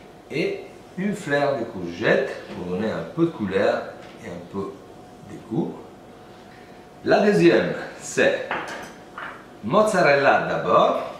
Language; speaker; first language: French; non-native, fluent; Italian